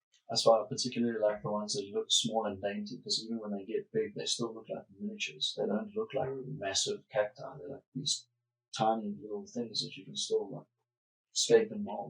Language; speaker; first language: English; native; English